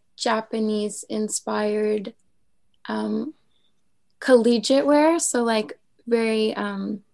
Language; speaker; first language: English; native; English